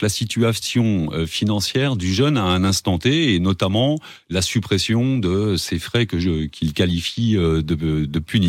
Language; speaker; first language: French; native; French